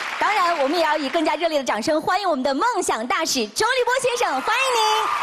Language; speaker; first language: Chinese; native; Chinese